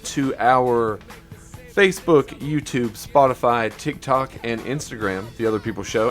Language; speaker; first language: English; native; English